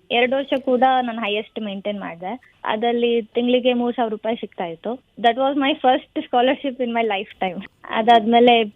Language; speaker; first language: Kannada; native; Kannada